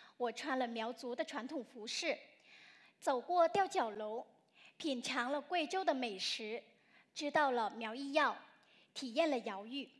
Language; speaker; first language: Chinese; non-native, fluent; Vietnamese